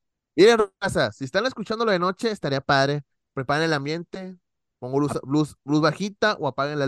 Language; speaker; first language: Spanish; native; Spanish